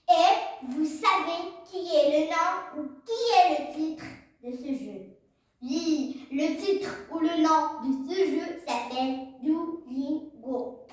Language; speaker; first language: French; non-native, learner; Arabic